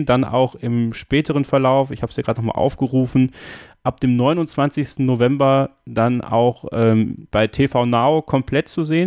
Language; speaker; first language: German; native; German